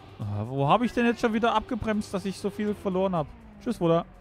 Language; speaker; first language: German; native; German